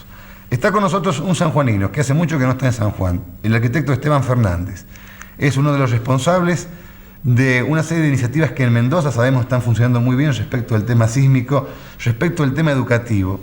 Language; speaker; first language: Spanish; native; Spanish